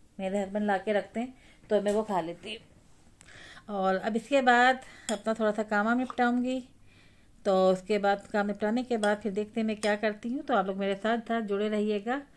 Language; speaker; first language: Urdu; native; Urdu